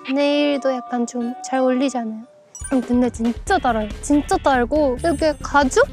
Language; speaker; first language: Korean; non-native, fluent; Japanese